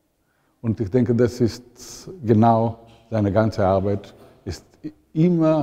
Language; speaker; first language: German; non-native, fluent; Italian